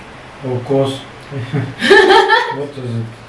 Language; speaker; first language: English; non-native, learner; Russian